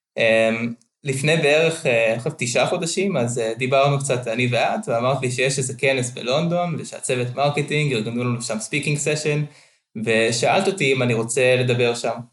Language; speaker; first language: Hebrew; native; Hebrew